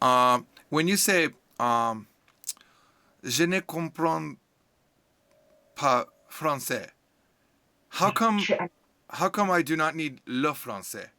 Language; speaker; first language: French; non-native, learner; English